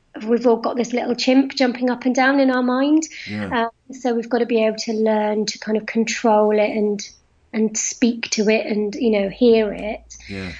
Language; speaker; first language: English; native; English